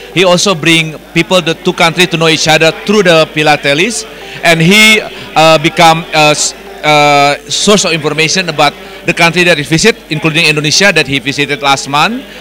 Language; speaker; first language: English; non-native, fluent; Indonesian